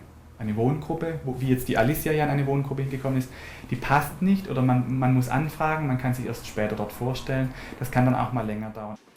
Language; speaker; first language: German; native; German